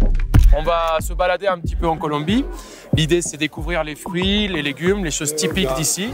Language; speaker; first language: French; non-native, fluent; Spanish